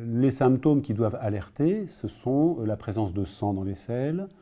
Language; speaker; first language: French; native; French